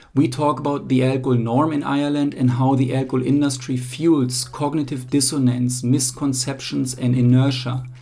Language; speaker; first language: English; non-native, fluent; German